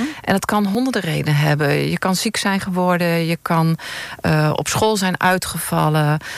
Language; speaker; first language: Dutch; native; Dutch